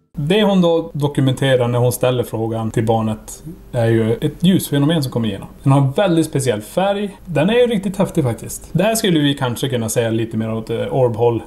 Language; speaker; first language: Swedish; native; Swedish